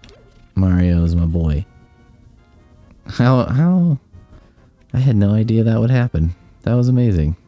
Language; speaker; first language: English; native; English